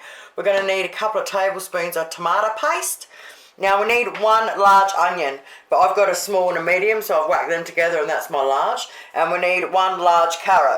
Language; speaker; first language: English; native; English